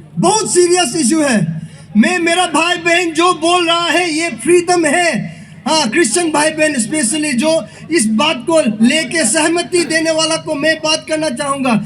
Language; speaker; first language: Hindi; non-native, local second language; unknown